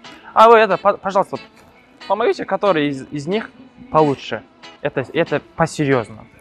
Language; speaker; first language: Russian; non-native, local second language; Kazakh